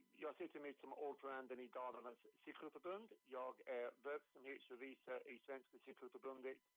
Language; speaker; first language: Swedish; non-native, fluent; English